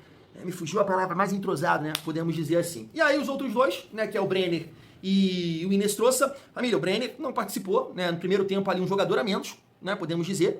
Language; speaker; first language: Portuguese; native; Portuguese